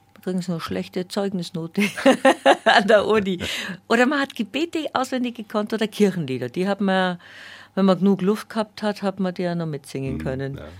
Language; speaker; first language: German; native; German